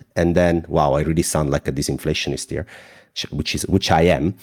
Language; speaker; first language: English; non-native, fluent; Italian